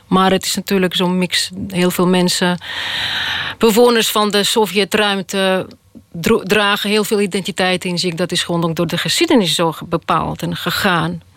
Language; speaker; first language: Dutch; non-native, fluent; Russian